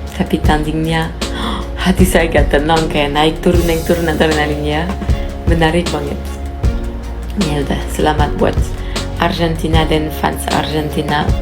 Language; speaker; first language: Indonesian; non-native, fluent; French